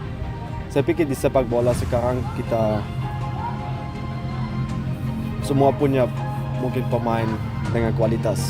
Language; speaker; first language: Indonesian; non-native, fluent; Dutch